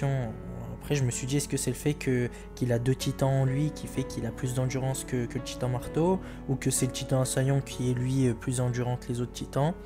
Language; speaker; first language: French; native; French